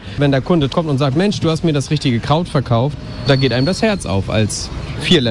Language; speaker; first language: German; native; German